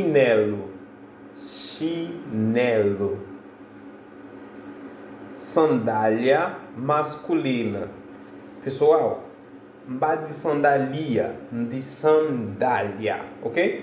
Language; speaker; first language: Portuguese; non-native, fluent; Haitian Creole